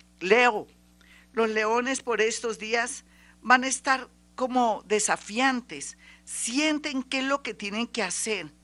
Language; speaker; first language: Spanish; native; Spanish